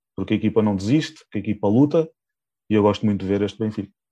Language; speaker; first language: Portuguese; native; Portuguese